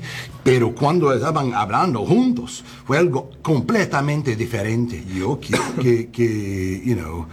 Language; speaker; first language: Spanish; non-native, learner; English